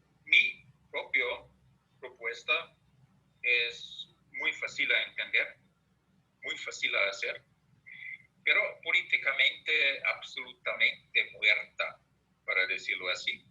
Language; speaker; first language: Spanish; non-native, fluent; German